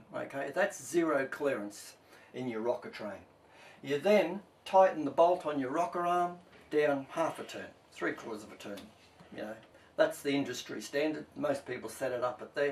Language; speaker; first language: English; native; English